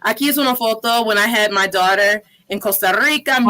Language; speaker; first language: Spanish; non-native, fluent; English